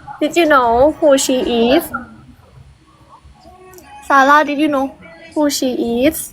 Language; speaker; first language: English; non-native, learner; Thai